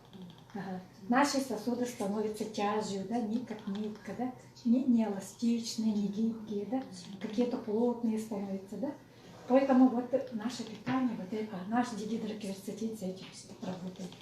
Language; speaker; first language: Russian; native; Russian